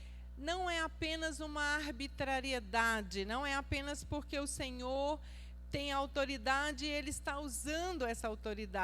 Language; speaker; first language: Portuguese; native; Portuguese